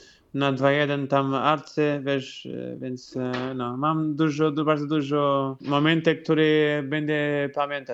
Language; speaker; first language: Polish; non-native, fluent; Portuguese